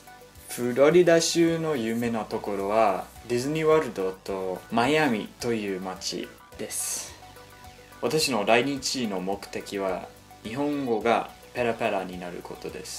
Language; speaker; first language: Japanese; non-native, learner; English